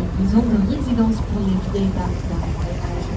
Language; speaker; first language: French; non-native, local second language; Dutch